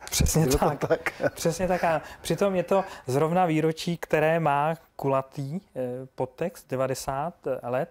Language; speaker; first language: Czech; native; Czech